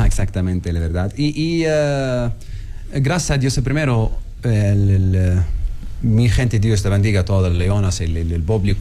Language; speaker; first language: Spanish; non-native, learner; Arabic